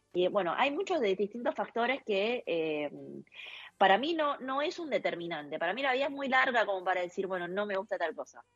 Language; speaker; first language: Spanish; early bilingual, other home language; Chinese